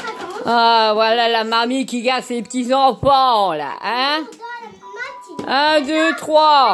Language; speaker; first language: French; native; French